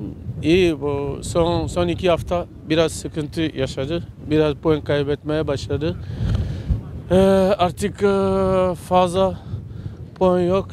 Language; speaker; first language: Turkish; non-native, learner; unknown